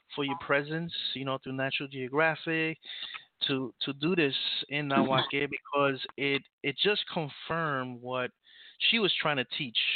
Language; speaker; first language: English; native; English